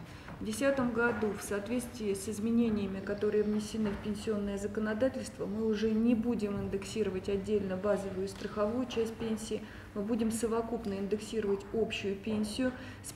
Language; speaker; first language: Russian; native; Russian